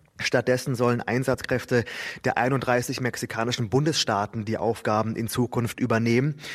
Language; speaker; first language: German; native; German